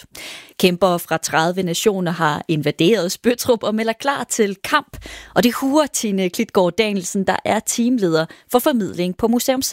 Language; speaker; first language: Danish; native; Danish